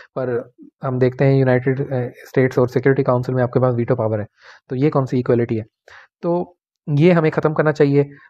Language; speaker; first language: Urdu; non-native, local second language; Punjabi